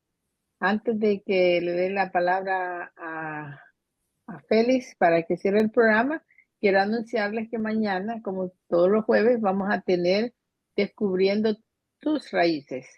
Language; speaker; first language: Spanish; native; Spanish